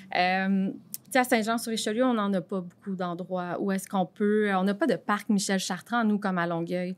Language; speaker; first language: French; native; French